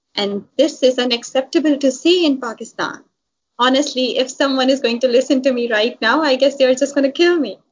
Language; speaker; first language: English; non-native, local second language; Urdu